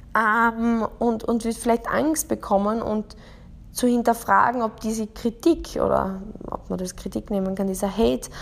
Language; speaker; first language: German; native; German